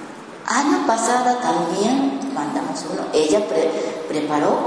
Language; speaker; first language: Spanish; non-native, learner; Japanese